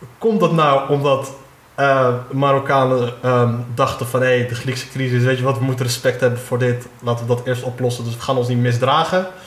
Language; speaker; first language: Dutch; early bilingual, other home language; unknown